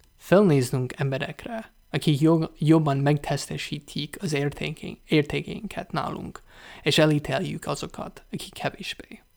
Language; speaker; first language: Hungarian; non-native, learner; English